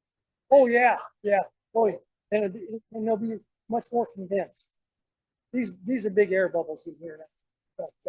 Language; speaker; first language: English; native; English